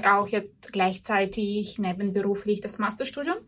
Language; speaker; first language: German; non-native, fluent; Russian